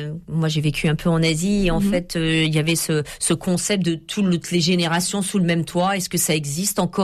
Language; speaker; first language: French; native; French